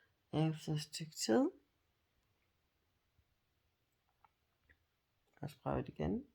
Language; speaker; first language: Danish; non-native, fluent; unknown